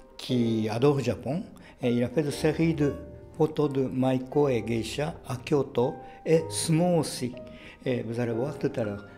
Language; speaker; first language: French; non-native, fluent; Japanese